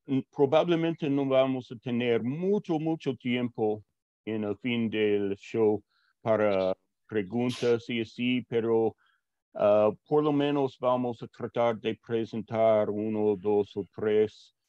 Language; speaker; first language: Spanish; non-native, fluent; English